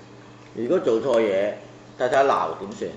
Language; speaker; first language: Cantonese; native; Cantonese